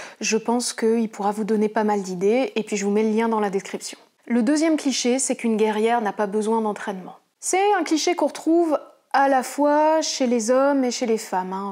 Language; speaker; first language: French; native; French